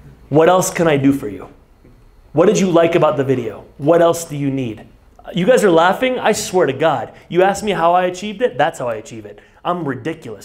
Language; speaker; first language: English; native; English